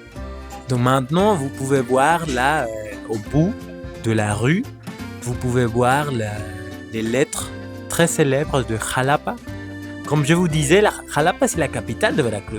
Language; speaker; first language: French; non-native, fluent; Spanish